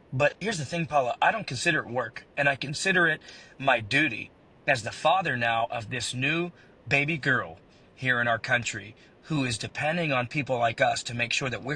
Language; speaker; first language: English; native; English